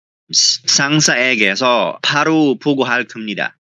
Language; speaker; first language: Korean; non-native, fluent; Filipino